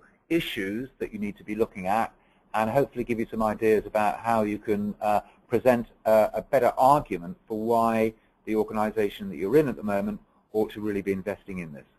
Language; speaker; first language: English; native; English